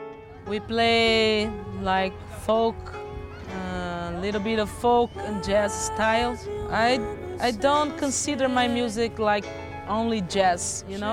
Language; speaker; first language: English; non-native, fluent; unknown